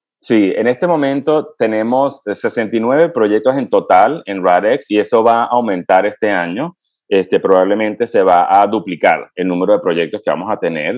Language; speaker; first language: Spanish; native; Spanish